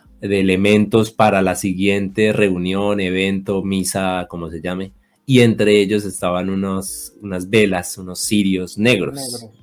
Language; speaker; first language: Spanish; native; Spanish